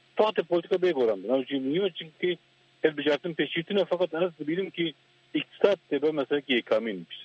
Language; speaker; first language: Kurdish; non-native, local second language; Zaza